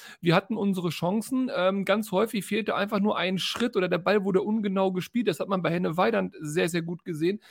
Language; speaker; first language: German; native; German